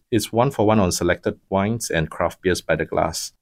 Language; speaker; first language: English; non-native, local second language; Min Nan Chinese